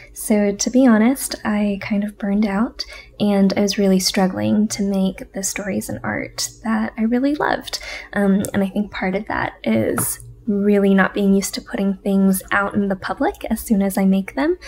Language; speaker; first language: English; native; English